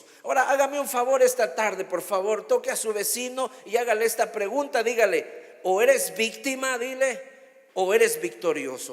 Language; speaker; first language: Spanish; native; Spanish